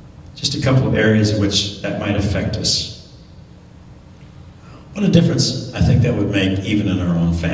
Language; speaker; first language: English; native; English